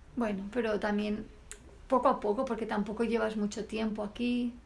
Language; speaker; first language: Spanish; native; Spanish